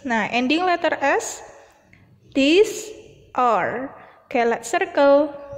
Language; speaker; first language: English; non-native, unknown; Indonesian